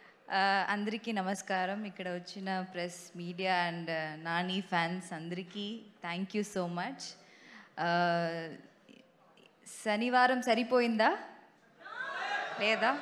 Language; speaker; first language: Telugu; non-native, local second language; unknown